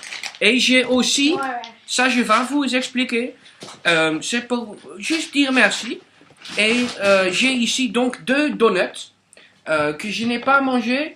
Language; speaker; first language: French; non-native, local second language; Dutch